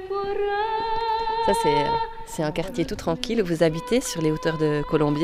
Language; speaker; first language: French; native; French